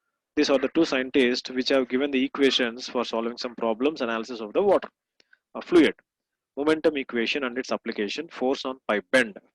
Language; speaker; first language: English; non-native, local second language; Telugu